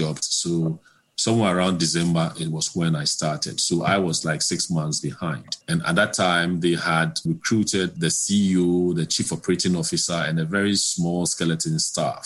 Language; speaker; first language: English; non-native, local second language; Akan